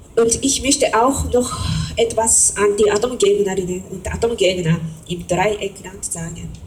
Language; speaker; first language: German; non-native, fluent; Japanese